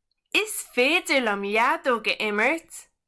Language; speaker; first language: Irish; non-native, learner; English